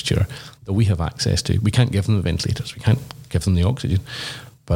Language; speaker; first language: English; native; English